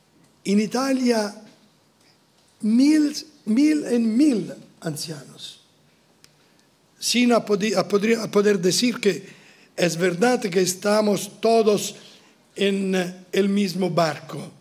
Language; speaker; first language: Spanish; non-native, fluent; Italian